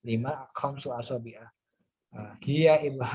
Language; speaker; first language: Arabic; non-native, fluent; Indonesian